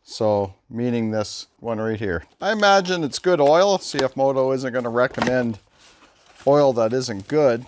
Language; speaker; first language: English; native; English